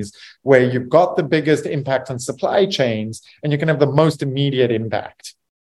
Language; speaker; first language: English; native; English